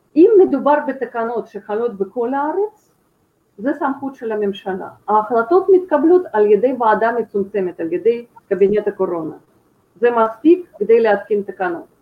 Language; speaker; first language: Hebrew; non-native, fluent; Russian